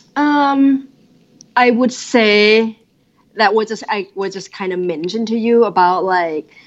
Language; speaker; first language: English; non-native, fluent; Thai